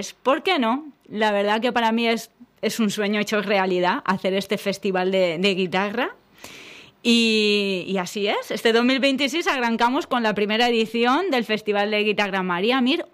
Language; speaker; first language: Spanish; native; Spanish